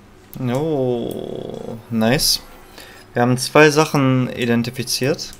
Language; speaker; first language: German; native; German